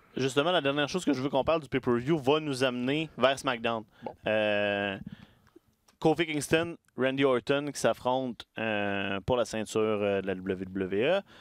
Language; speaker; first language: French; native; French